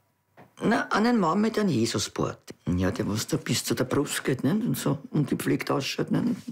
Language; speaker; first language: German; native; German